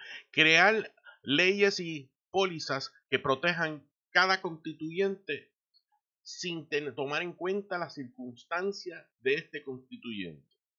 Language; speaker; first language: Spanish; native; Spanish